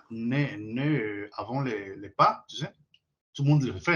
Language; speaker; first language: French; non-native, fluent; Spanish